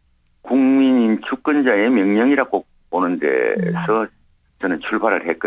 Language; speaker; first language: Korean; native; Korean